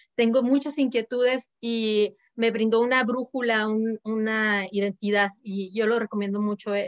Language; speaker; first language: Spanish; native; Spanish